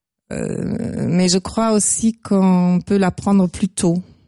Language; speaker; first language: French; non-native, fluent; German